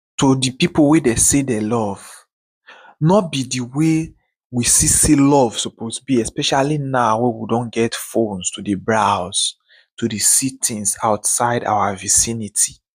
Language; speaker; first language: Nigerian Pidgin; native; Nigerian Pidgin